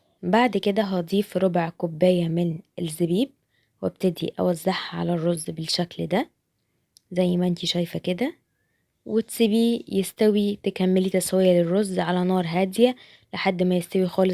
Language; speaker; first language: Arabic; native; Arabic